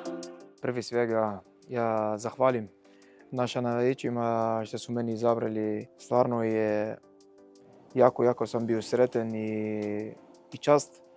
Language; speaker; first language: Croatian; non-native, fluent; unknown